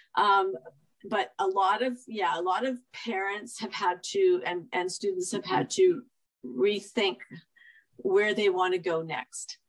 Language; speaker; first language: English; native; English